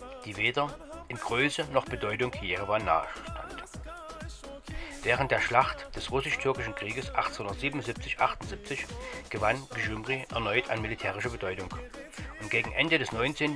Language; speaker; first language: German; native; German